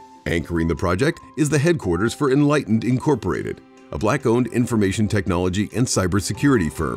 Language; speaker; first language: English; native; English